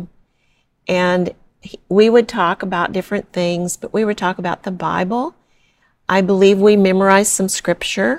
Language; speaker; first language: English; native; English